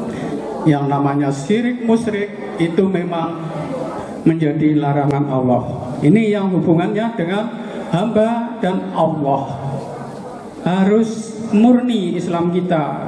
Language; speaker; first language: Indonesian; non-native, local second language; Javanese